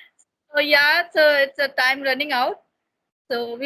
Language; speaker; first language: English; non-native, learner; Hindi